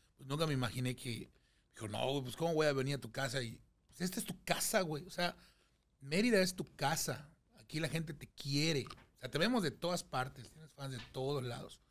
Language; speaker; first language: Spanish; native; Spanish